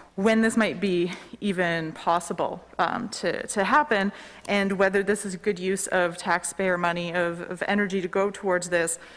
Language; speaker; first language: English; native; English